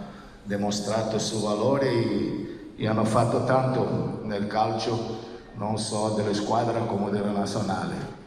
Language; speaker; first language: Italian; non-native, fluent; Portuguese